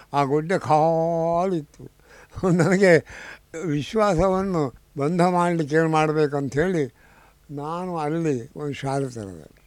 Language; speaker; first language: Kannada; non-native, local second language; Tulu